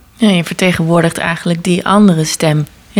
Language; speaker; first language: Dutch; native; Dutch